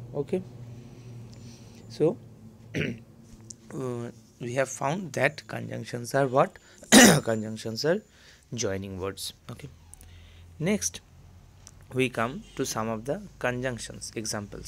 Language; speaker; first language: English; non-native, local second language; Bangla